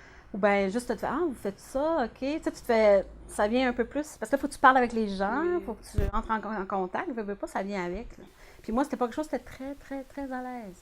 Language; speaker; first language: French; native; French